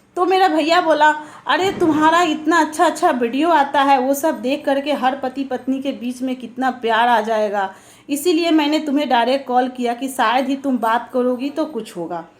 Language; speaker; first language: Hindi; native; Hindi